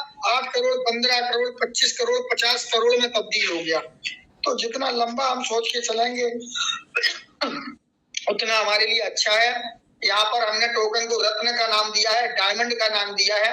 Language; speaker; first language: Hindi; native; Hindi